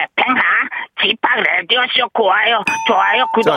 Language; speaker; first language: Korean; native; Korean